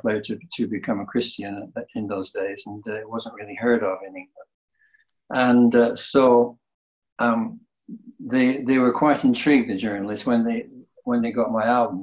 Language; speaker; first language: English; native; English